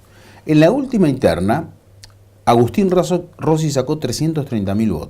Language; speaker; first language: Spanish; native; Spanish